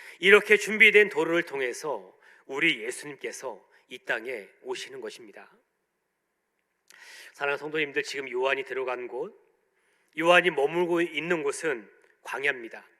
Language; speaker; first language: Korean; native; Korean